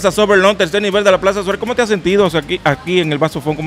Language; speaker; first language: Spanish; native; Spanish